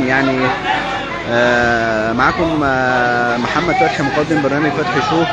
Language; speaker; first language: Arabic; native; Arabic